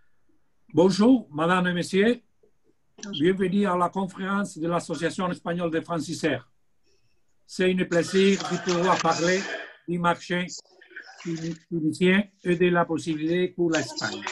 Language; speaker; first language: French; non-native, learner; Spanish